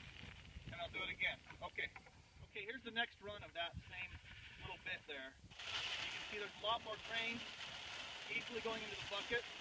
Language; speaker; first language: English; native; English